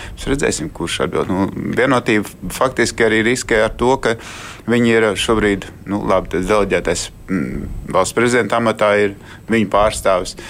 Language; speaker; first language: Latvian; native; Latvian